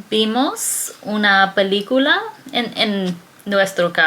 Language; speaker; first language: Spanish; non-native, learner; English